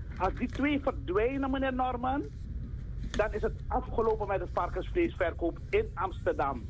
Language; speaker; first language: Dutch; native; Dutch